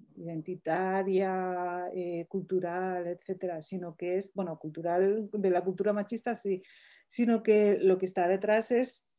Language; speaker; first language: Spanish; non-native, fluent; Arabic